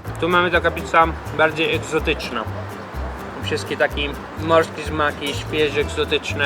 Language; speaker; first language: Polish; non-native, learner; Italian